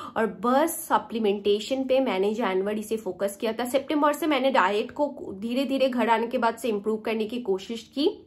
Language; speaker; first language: Hindi; native; Hindi